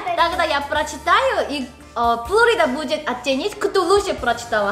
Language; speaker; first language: Russian; non-native, learner; Korean